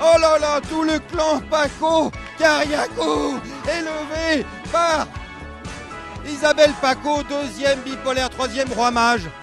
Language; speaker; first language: French; native; French